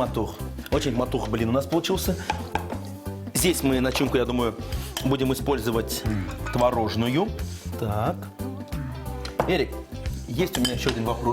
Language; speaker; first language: Russian; native; Russian